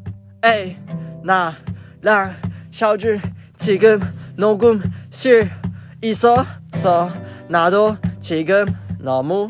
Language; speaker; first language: Korean; non-native, fluent; Chinese